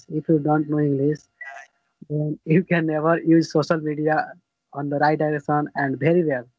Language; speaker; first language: English; non-native, learner; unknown